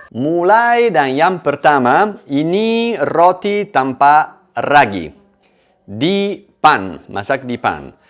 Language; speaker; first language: Indonesian; non-native, learner; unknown